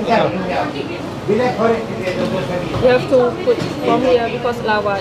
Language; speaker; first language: English; non-native, learner; Malay